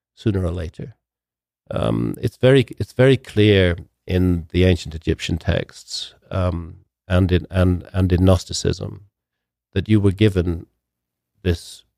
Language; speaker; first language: English; native; English